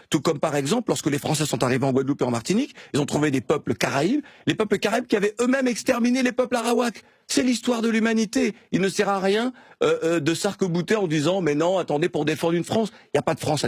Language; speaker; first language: French; native; French